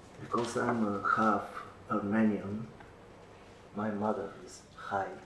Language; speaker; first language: English; non-native, learner; Bulgarian